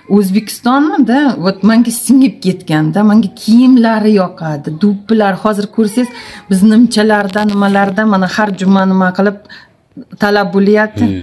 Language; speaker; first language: Uzbek; non-native, local second language; Tatar